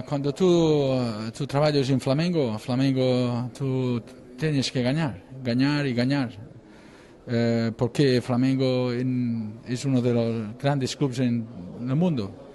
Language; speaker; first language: Portuguese; non-native, learner; Catalan